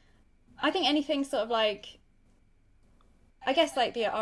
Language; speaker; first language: English; native; English